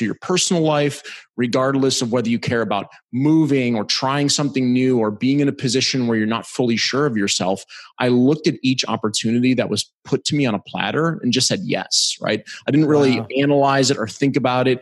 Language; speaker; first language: English; native; English